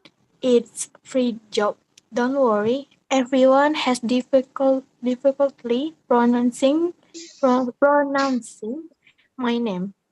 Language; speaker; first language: English; non-native, learner; Indonesian